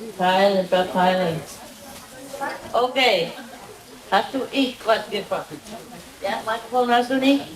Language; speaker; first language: German; non-native, learner; Vietnamese